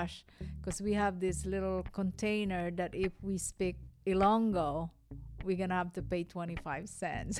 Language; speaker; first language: English; non-native, local second language; Hiligaynon